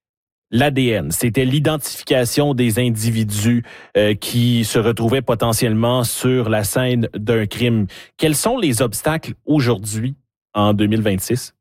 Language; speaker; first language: French; native; French